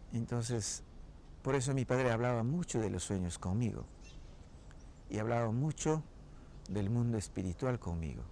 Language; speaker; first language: Spanish; non-native, local second language; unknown